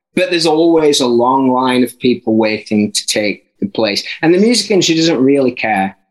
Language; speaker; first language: English; native; English